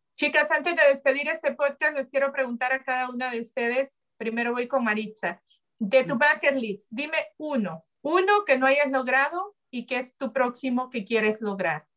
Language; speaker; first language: Spanish; native; Spanish